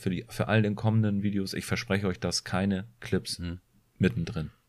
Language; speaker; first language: German; native; German